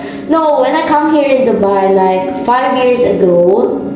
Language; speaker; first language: English; non-native, learner; Filipino